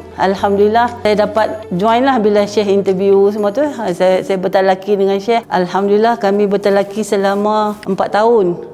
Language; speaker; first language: Malay; native; Malay